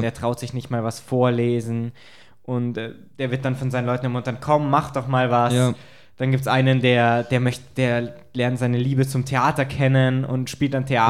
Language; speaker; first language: German; native; German